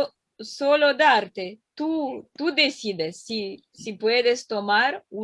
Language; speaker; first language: Spanish; non-native, learner; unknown